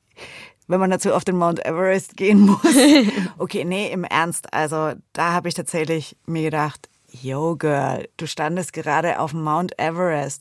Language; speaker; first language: German; native; German